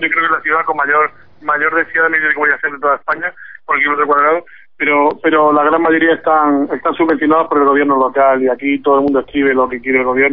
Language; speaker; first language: Spanish; native; Spanish